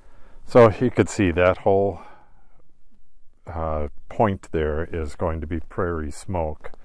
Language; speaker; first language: English; native; English